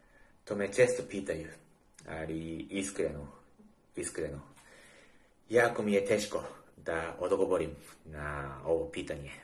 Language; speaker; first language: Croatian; non-native, learner; Japanese